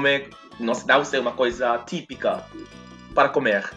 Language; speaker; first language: Portuguese; non-native, fluent; English